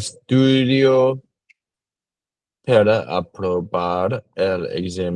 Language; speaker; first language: Spanish; non-native, learner; English